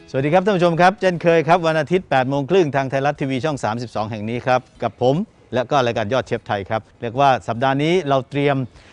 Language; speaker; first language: Thai; native; Thai